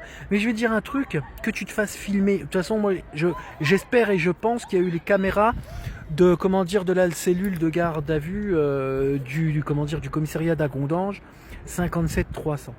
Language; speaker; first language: French; native; French